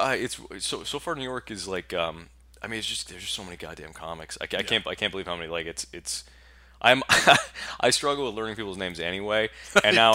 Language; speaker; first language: English; native; English